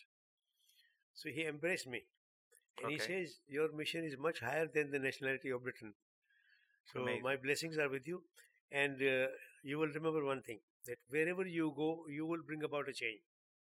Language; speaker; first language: English; non-native, local second language; Urdu